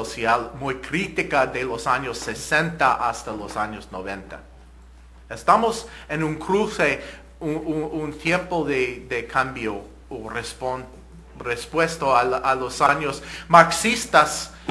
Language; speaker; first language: Spanish; non-native, fluent; English